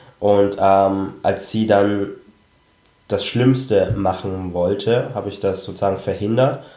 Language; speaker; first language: German; early bilingual, other home language; Cantonese